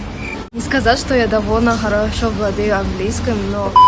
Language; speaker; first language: Russian; non-native, local second language; English